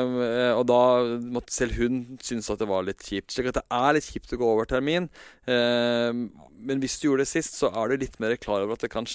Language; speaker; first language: Norwegian; native; Norwegian